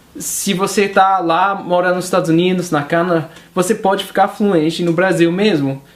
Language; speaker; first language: Portuguese; non-native, fluent; English